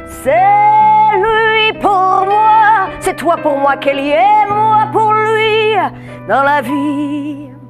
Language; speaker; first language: French; native; French